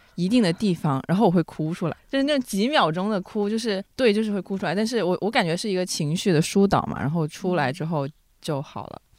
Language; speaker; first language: Chinese; non-native, local second language; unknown